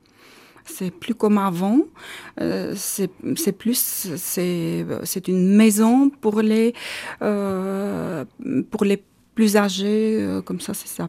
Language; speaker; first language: French; non-native, learner; Armenian